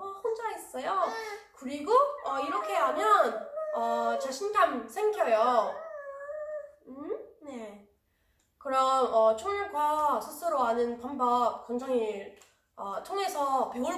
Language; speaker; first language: Korean; non-native, learner; French